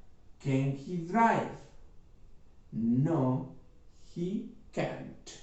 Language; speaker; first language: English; non-native, fluent; Spanish